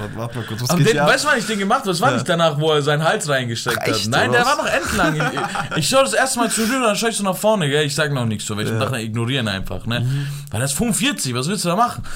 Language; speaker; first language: German; early bilingual, other home language; Persian